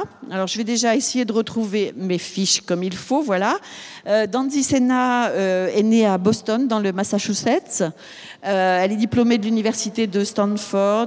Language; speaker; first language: French; native; French